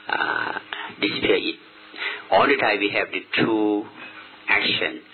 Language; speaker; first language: English; non-native, learner; Thai